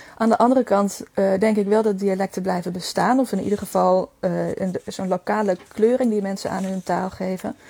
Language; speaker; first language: Dutch; native; Dutch